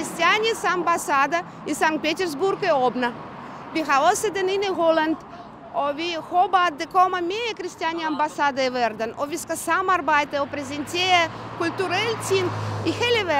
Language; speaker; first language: Danish; non-native, fluent; Russian